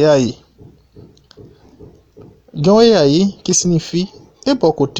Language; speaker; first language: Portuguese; non-native, fluent; Haitian Creole